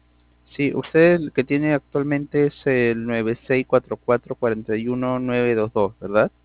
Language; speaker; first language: Spanish; native; Spanish